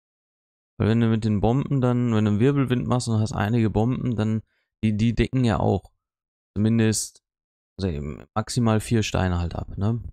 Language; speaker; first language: German; native; German